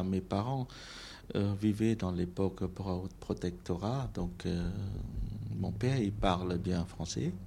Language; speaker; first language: French; non-native, local second language; Khmer